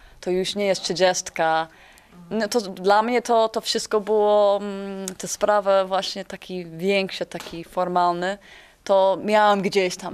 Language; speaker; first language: Polish; non-native, fluent; English